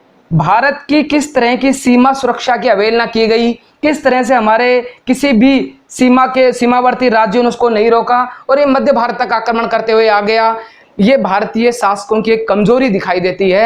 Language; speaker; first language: Hindi; native; Hindi